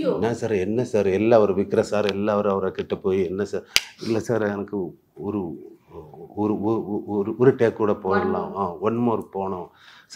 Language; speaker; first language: Tamil; non-native, learner; Malayalam